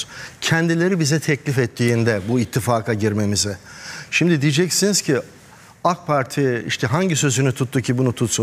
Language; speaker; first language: Turkish; native; Turkish